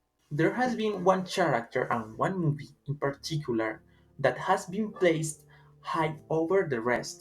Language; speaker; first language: English; non-native, learner; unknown